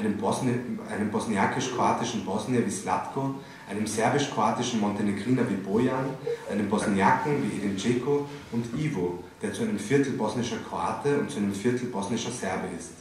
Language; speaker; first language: German; native; German